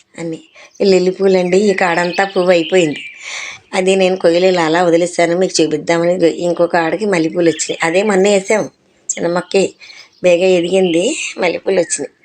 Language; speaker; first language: Telugu; non-native, local second language; Urdu